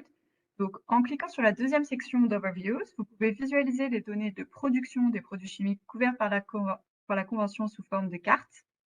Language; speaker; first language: French; native; French